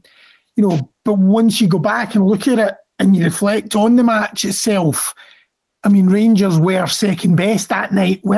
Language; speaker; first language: English; native; English